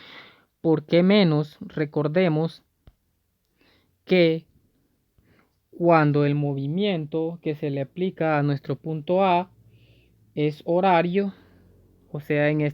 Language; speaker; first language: Spanish; native; Spanish